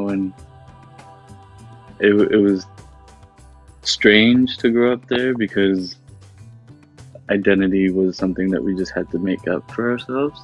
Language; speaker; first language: English; native; English